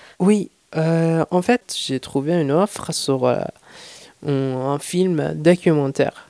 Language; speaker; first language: French; non-native, fluent; Persian